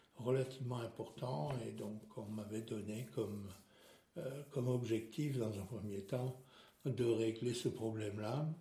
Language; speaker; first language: French; non-native, local second language; Swiss German